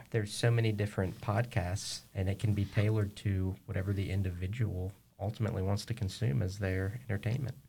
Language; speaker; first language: English; native; English